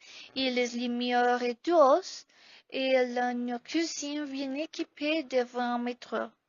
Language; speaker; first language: French; non-native, learner; Spanish